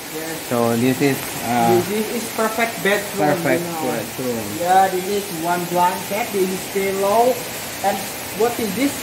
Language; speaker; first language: English; non-native, learner; Indonesian